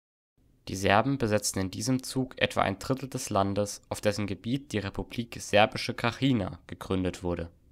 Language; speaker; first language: German; native; German